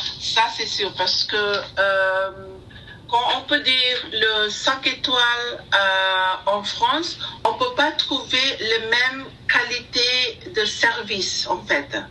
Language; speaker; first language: French; non-native, learner; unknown